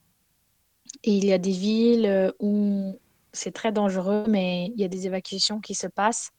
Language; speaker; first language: French; non-native, fluent; Ukrainian